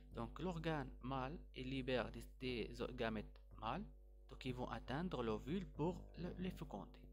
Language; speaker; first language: French; non-native, local second language; Arabic